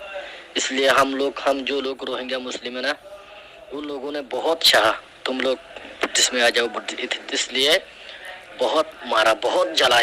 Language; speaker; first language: Hindi; non-native, learner; Rohingya